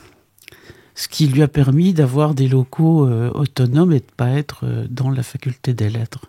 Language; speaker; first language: French; native; French